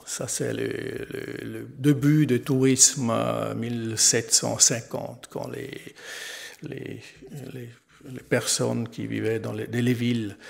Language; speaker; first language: French; non-native, learner; German